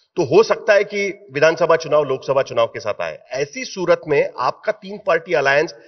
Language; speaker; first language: Hindi; native; Hindi